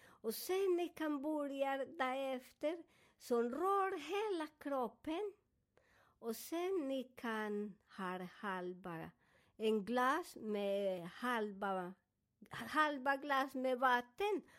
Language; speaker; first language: Swedish; non-native, fluent; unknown